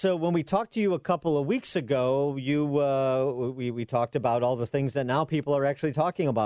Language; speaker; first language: English; native; English